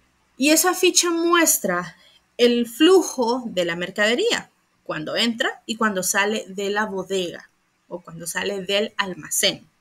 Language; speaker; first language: Spanish; native; Spanish